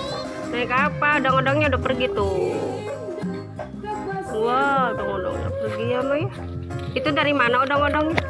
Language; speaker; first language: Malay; non-native, local second language; Sundanese